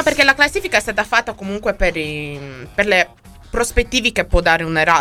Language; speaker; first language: Italian; native; Italian